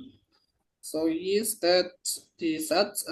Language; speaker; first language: German; non-native, fluent; Indonesian